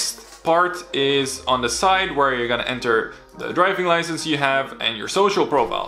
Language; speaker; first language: English; non-native, fluent; Dutch